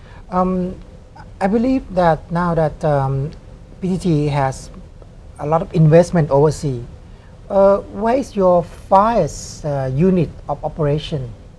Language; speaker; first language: English; non-native, fluent; Thai